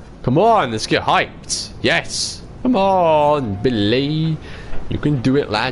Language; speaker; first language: English; native; English